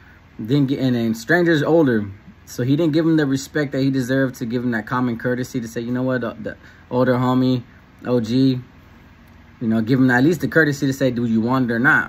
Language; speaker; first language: English; native; English